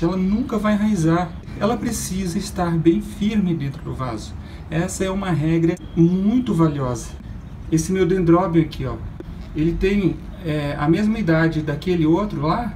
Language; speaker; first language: Portuguese; native; Portuguese